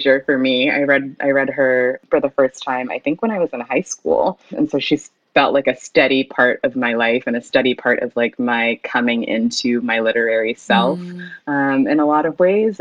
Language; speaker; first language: English; native; English